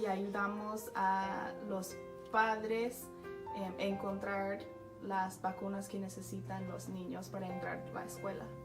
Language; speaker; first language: Spanish; non-native, fluent; English